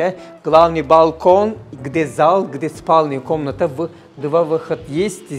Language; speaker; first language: Russian; non-native, learner; Turkish